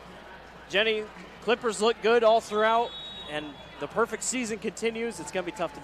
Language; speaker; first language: English; native; English